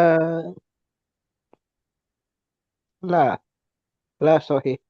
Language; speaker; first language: Arabic; non-native, learner; Indonesian